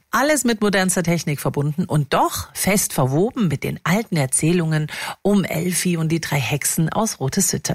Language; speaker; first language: German; native; German